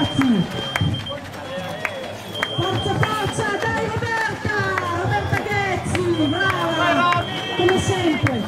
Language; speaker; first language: Italian; native; Italian